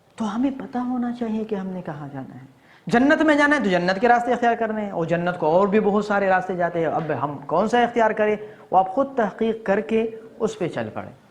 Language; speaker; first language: Urdu; non-native, local second language; Pashto